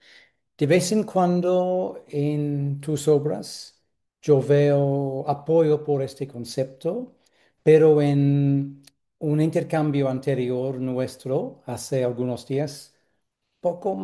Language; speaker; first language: Spanish; non-native, fluent; English